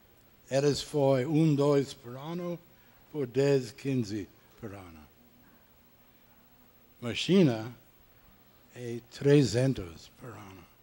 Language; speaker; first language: Portuguese; non-native, learner; English